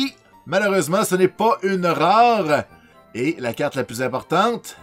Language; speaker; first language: French; native; French